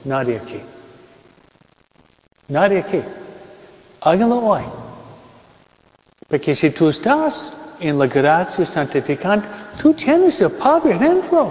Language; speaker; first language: Spanish; non-native, fluent; English